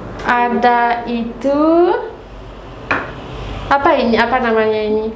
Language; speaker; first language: Indonesian; non-native, learner; French